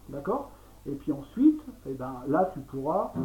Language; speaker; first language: French; native; French